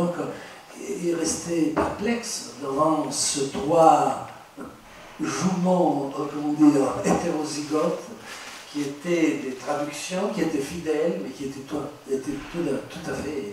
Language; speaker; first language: French; non-native, fluent; Italian